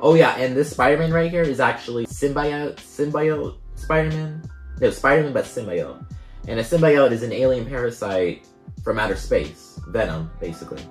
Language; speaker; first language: English; native; English